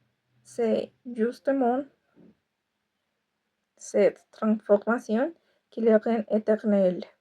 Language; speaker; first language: French; non-native, fluent; Spanish